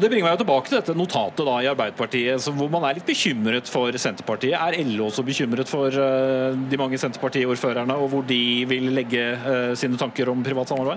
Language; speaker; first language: Norwegian; native; Norwegian